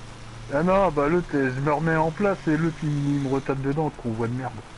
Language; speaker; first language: French; native; French